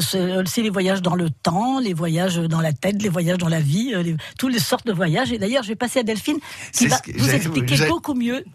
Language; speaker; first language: French; native; French